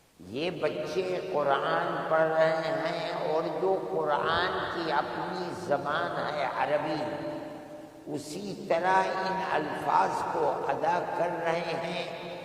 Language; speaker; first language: Urdu; native; Urdu